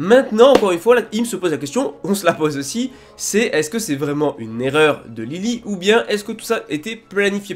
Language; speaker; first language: French; native; French